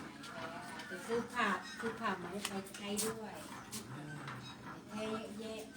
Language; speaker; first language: Thai; native; Thai